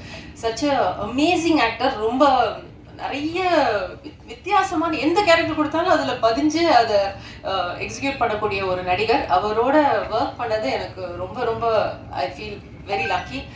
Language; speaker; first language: Tamil; native; Tamil